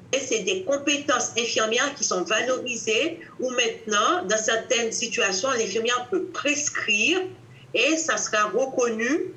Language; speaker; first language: French; native; French